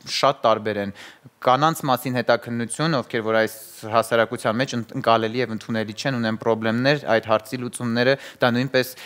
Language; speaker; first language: Armenian; native; Armenian